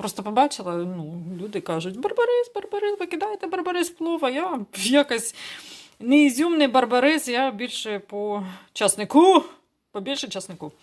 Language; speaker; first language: Ukrainian; non-native, local second language; Russian